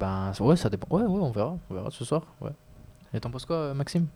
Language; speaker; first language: French; native; French